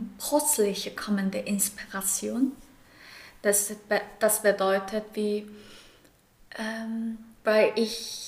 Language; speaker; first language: German; non-native, fluent; Korean